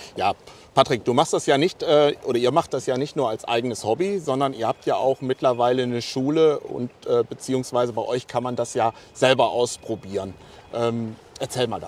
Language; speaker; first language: German; native; German